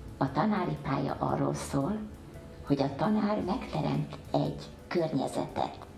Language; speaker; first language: Hungarian; early bilingual, heritage; Hungarian